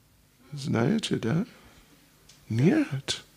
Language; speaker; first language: Russian; non-native, learner; English